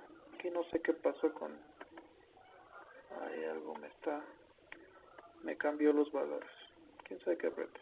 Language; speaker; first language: Spanish; native; Spanish